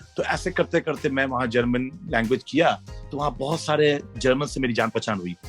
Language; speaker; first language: Hindi; native; Hindi